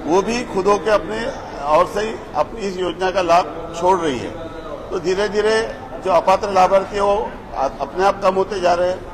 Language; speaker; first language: Hindi; non-native, local second language; Marathi